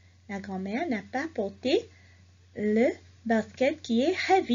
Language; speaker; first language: French; non-native, local second language; Morisyen